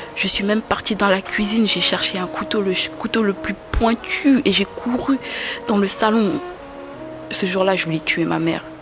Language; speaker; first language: French; early bilingual, other home language; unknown